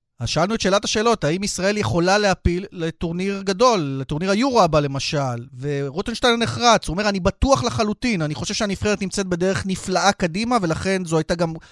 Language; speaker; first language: Hebrew; native; Hebrew